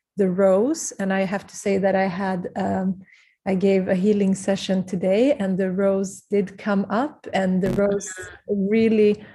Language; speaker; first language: English; early bilingual, other home language; Kurdish